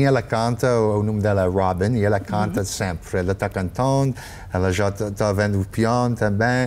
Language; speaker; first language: Portuguese; early bilingual, heritage; English